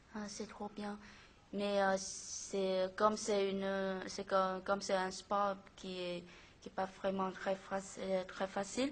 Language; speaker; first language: French; non-native, learner; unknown